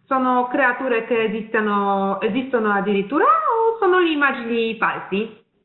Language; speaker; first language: Italian; non-native, fluent; Polish